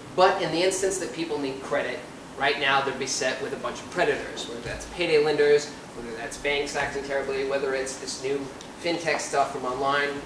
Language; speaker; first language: English; native; English